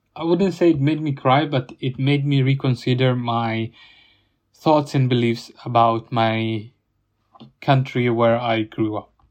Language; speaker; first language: English; non-native, fluent; Italian